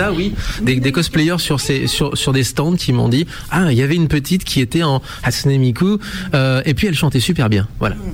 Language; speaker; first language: French; native; French